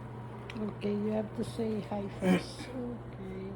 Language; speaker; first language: English; non-native, local second language; Filipino